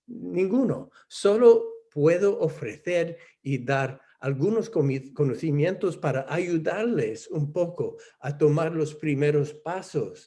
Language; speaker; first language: Spanish; non-native, fluent; English